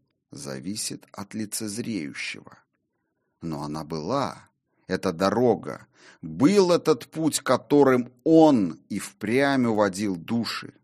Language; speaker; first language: Russian; native; Russian